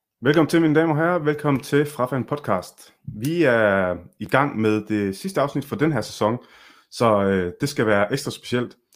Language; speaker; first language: Danish; early bilingual, other home language; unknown